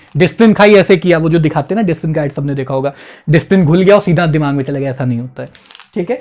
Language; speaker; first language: Hindi; native; Hindi